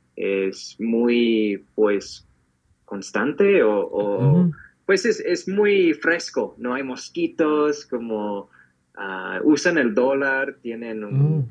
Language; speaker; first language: Spanish; non-native, fluent; English